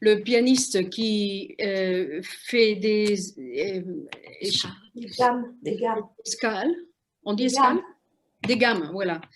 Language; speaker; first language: French; non-native, fluent; Spanish